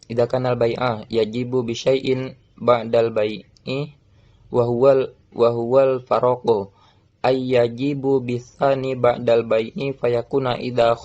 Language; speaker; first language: Arabic; non-native, learner; Indonesian